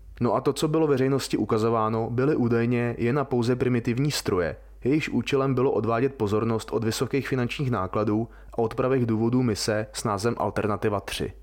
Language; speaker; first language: Czech; native; Czech